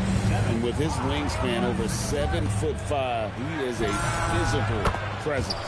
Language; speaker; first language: English; native; English